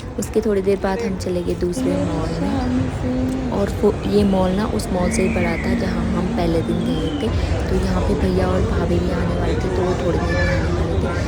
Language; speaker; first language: Hindi; native; Hindi